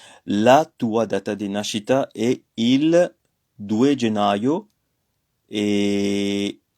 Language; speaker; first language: Italian; non-native, fluent; French